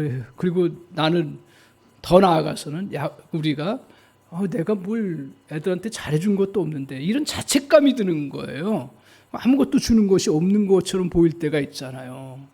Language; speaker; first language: Korean; native; Korean